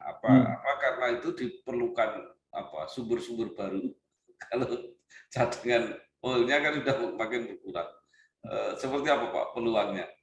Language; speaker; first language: Indonesian; native; Indonesian